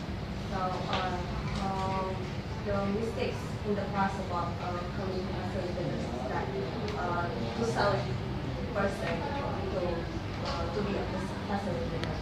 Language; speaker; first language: English; non-native, fluent; Indonesian